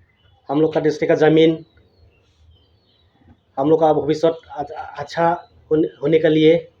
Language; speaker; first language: Hindi; non-native, local second language; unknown